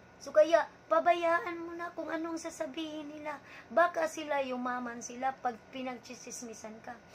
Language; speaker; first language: Filipino; non-native, local second language; Cebuano